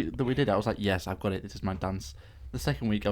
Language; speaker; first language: English; native; English